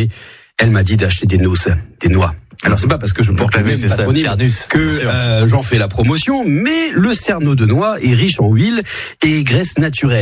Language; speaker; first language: French; native; French